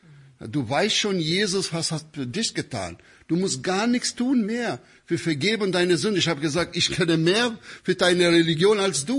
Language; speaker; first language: German; non-native, fluent; Albanian